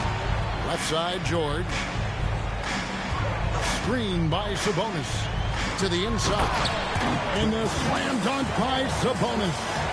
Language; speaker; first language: English; native; English